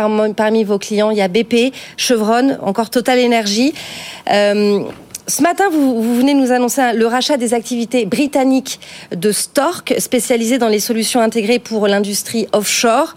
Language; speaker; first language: French; native; French